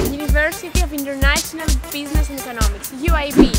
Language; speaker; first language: English; non-native, fluent; Greek